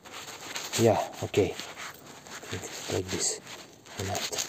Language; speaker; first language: English; non-native, learner; Russian